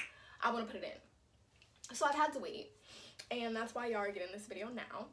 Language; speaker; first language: English; native; English